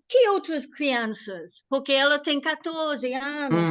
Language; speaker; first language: Portuguese; non-native, learner; English